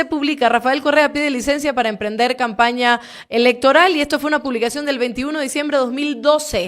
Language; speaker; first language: Spanish; native; Spanish